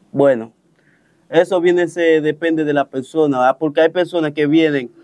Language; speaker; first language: Spanish; non-native, fluent; Haitian Creole